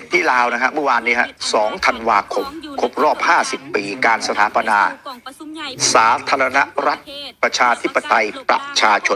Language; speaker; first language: Thai; native; Thai